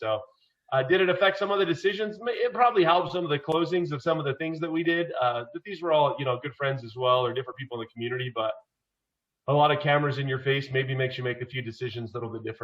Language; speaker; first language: English; native; English